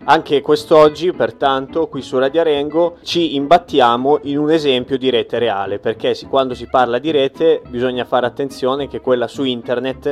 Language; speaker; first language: Italian; native; Italian